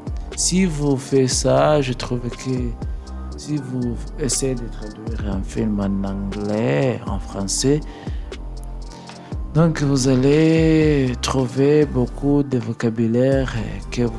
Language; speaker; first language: French; non-native, learner; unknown